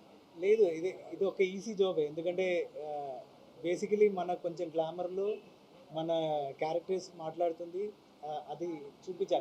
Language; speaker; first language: Telugu; non-native, fluent; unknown